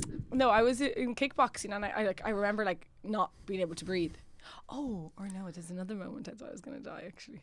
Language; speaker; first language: English; non-native, fluent; Italian